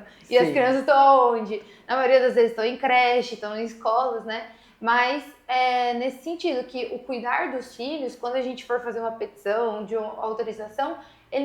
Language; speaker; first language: Portuguese; native; Portuguese